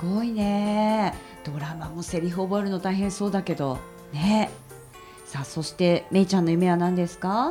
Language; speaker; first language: Japanese; native; Japanese